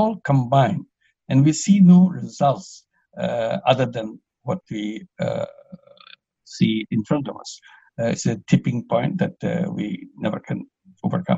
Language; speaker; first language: English; non-native, local second language; Bangla